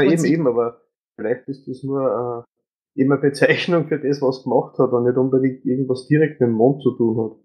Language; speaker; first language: German; native; German